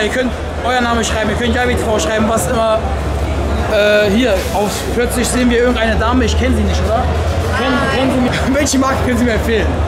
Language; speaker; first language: German; native; German